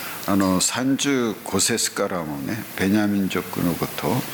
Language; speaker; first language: Japanese; non-native, fluent; Korean